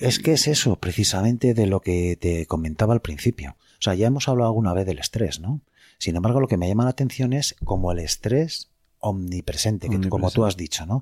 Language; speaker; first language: Spanish; native; Spanish